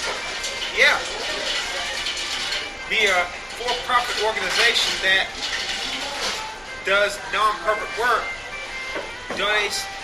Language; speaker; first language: English; native; English